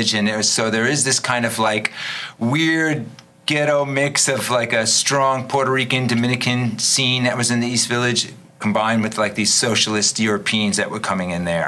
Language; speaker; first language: English; native; English